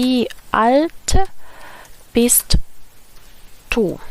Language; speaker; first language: German; non-native, fluent; Ukrainian